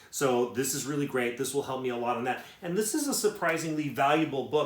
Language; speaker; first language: English; native; English